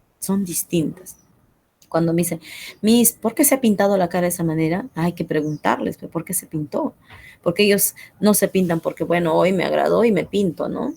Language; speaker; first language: Spanish; non-native, local second language; Quechua